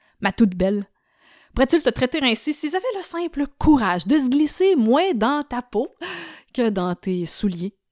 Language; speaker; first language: French; native; French